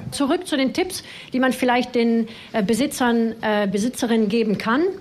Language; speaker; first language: German; non-native, fluent; French